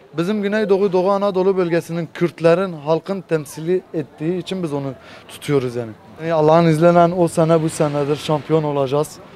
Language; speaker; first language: Turkish; non-native, local second language; Kurdish